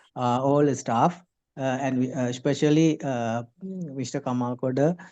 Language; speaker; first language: English; non-native, local second language; Sinhala